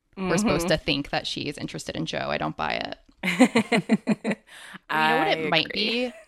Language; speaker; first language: English; early bilingual, other home language; Hindi